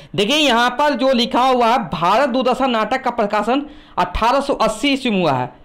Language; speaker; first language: Hindi; native; Hindi